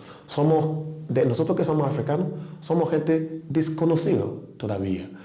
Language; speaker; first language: Spanish; non-native, learner; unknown